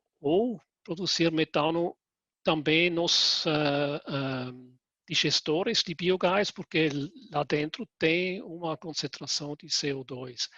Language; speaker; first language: Portuguese; non-native, fluent; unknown